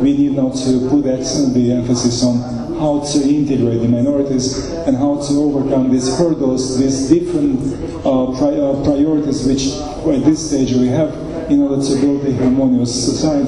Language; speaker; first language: English; non-native, fluent; Romanian